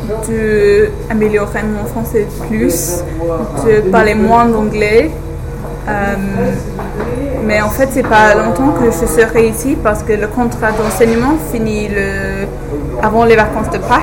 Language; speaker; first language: French; non-native, fluent; English